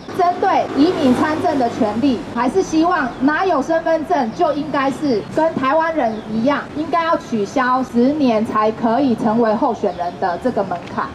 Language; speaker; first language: Chinese; native; Chinese